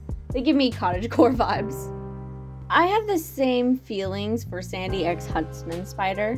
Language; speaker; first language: English; native; English